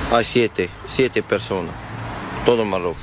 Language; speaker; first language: Spanish; non-native, learner; Arabic